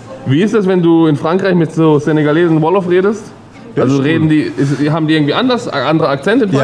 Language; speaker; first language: German; native; German